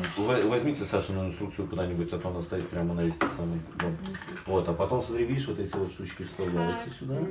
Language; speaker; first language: Russian; native; Russian